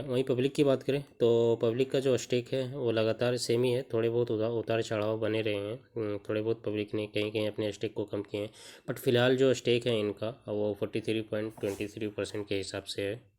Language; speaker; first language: Hindi; native; Hindi